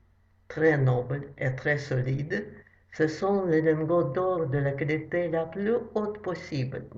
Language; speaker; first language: French; non-native, fluent; Russian